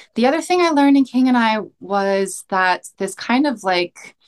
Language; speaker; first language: English; early bilingual, other home language; Korean